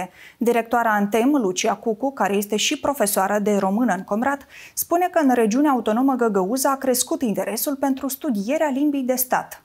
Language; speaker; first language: Romanian; native; Romanian